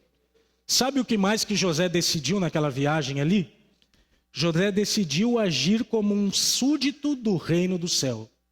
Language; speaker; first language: Portuguese; native; Portuguese